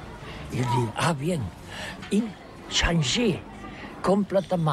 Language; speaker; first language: French; non-native, learner; Catalan